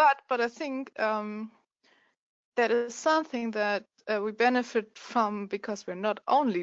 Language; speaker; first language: English; non-native, fluent; German